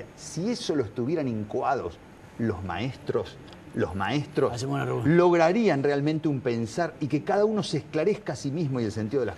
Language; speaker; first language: Spanish; native; Spanish